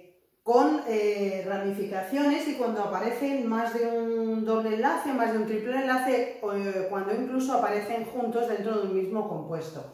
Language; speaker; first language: Spanish; native; Spanish